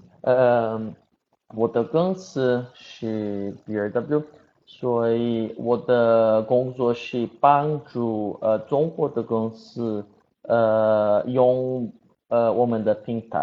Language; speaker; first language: Chinese; non-native, learner; Portuguese